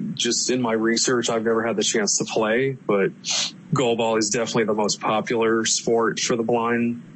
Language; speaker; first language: English; native; English